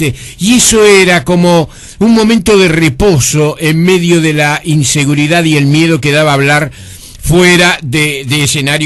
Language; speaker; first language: Spanish; native; Spanish